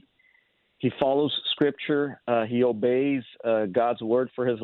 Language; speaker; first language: English; non-native, fluent; Portuguese